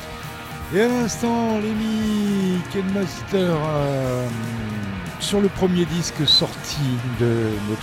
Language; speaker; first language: French; native; French